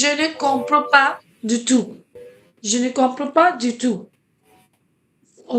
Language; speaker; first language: French; non-native, fluent; Hindi